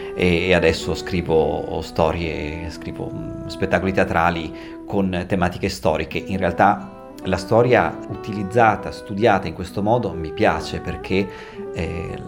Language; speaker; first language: Italian; non-native, local second language; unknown